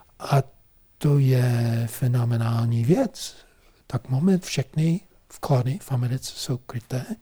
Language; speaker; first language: Czech; non-native, fluent; English